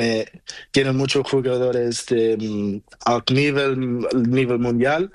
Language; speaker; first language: Spanish; non-native, learner; Portuguese